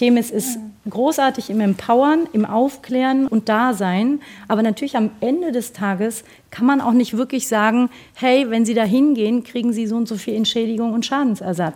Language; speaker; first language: German; native; German